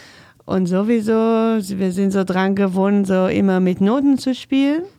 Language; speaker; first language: German; non-native, fluent; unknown